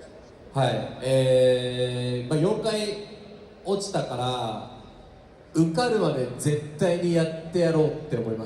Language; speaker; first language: Japanese; native; Japanese